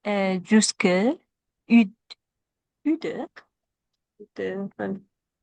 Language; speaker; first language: French; non-native, learner; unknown